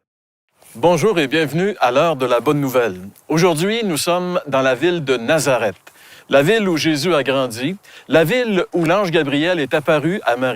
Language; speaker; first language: French; native; French